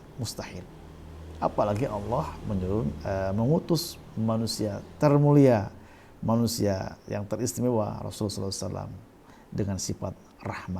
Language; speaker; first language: Indonesian; native; Indonesian